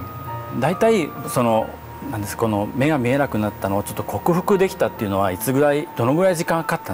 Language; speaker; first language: Japanese; native; Japanese